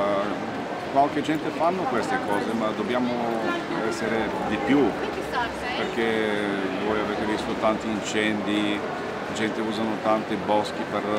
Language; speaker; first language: Italian; non-native, learner; Bulgarian